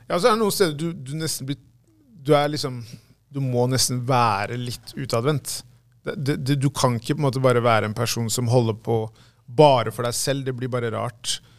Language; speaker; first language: Norwegian; early bilingual, other home language; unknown